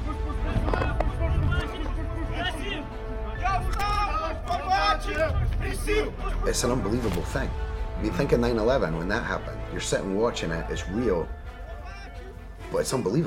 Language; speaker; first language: English; native; English